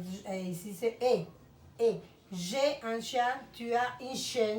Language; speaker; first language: French; non-native, fluent; Spanish